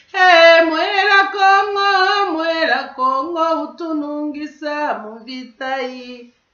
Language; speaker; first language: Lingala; non-native, local second language; Kongo